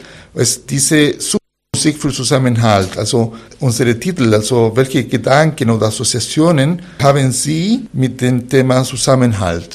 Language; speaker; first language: German; non-native, fluent; Spanish